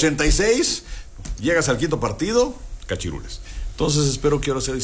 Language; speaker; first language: Spanish; native; Spanish